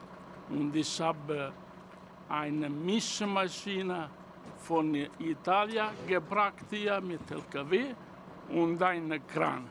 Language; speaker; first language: German; non-native, learner; Italian